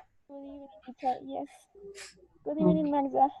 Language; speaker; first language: English; non-native, learner; Spanish